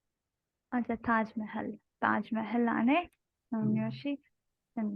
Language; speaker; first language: Korean; non-native, learner; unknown